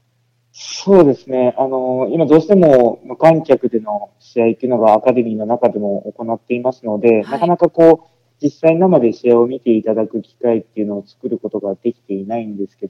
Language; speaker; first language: Japanese; native; Japanese